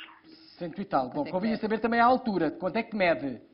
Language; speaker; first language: Portuguese; native; Portuguese